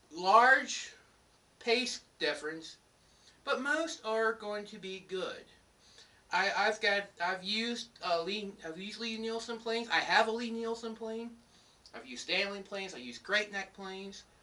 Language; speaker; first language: English; native; English